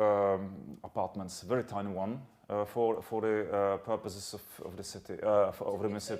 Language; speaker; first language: English; non-native, fluent; Czech